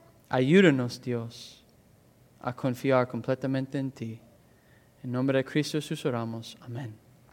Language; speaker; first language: Spanish; non-native, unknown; English